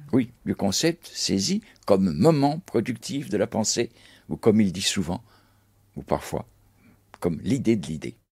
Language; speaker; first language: French; native; French